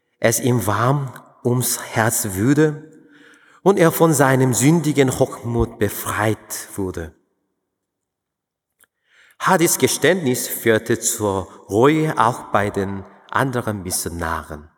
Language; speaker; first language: German; non-native, fluent; Korean